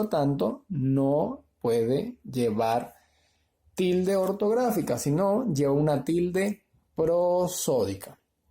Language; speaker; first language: Spanish; native; Spanish